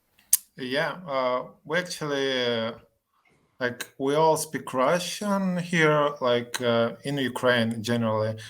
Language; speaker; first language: English; non-native, fluent; Russian